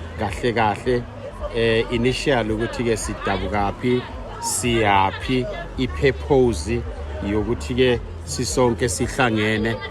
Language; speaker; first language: Zulu; non-native, local second language; South Ndebele